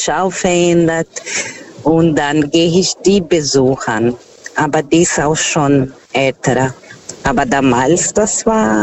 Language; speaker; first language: German; non-native, fluent; Portuguese